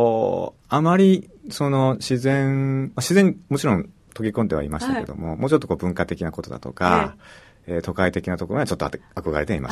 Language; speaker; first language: Japanese; native; Japanese